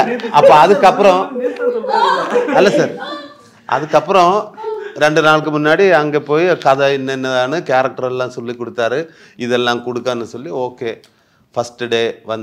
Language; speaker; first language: Tamil; non-native, learner; Malayalam